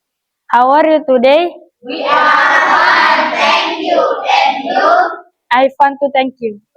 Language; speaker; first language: English; non-native, learner; Indonesian